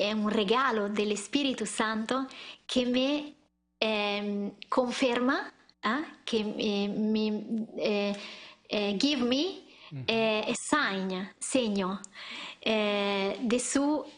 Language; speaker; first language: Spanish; non-native, fluent; Italian